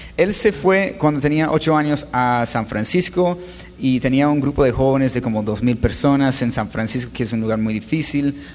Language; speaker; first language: Spanish; non-native, fluent; English